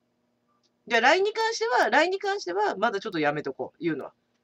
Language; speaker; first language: Japanese; native; Japanese